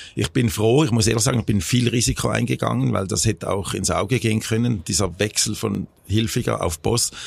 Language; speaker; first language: German; native; German